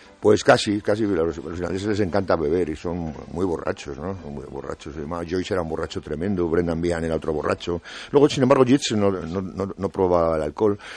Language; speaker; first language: Spanish; native; Spanish